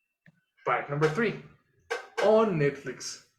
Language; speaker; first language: English; non-native, fluent; Spanish